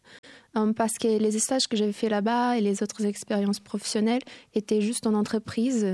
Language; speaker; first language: French; non-native, fluent; Portuguese